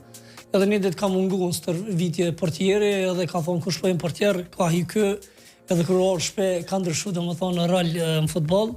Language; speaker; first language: Albanian; native; Albanian